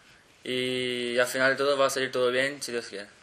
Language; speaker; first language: Spanish; non-native, fluent; Portuguese